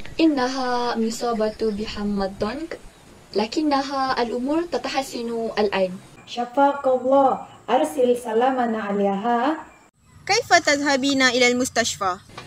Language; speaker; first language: Arabic; non-native, learner; Malay